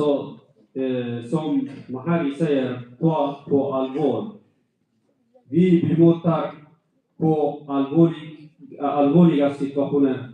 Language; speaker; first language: Swedish; non-native, fluent; Tigrinya